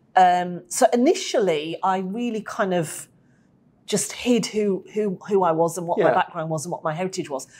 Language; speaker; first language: English; native; English